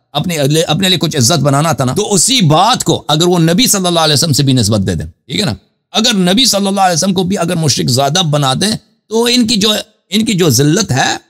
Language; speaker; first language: Urdu; non-native, fluent; Persian